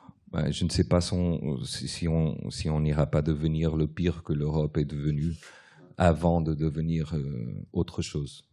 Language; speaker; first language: French; early bilingual, other home language; Portuguese